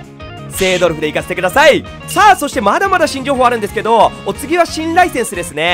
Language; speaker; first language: Japanese; native; Japanese